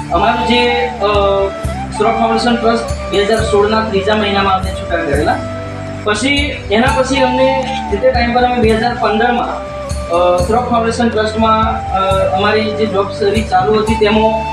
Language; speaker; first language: Gujarati; non-native, local second language; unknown